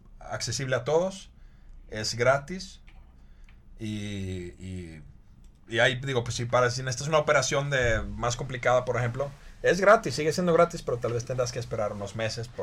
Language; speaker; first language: Spanish; non-native, fluent; Finnish